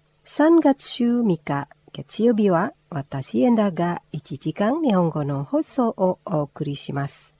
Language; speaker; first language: Japanese; non-native, fluent; Indonesian